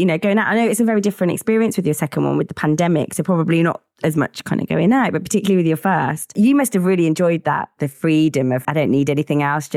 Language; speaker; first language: English; native; English